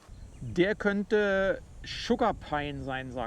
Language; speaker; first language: German; native; German